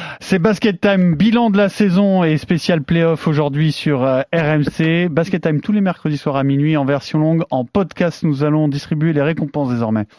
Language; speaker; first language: French; native; French